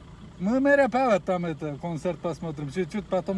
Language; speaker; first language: Russian; non-native, learner; Turkish